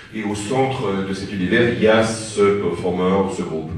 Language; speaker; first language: French; native; French